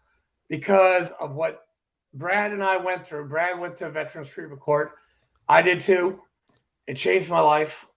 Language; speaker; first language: English; native; English